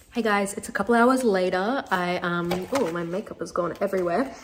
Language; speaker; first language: English; native; English